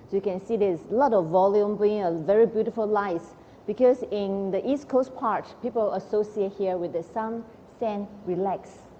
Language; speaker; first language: English; non-native, local second language; Chinese